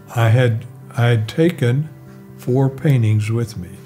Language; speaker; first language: English; native; English